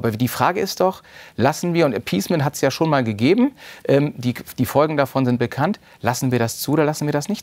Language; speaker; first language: German; native; German